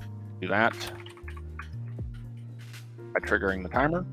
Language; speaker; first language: English; native; English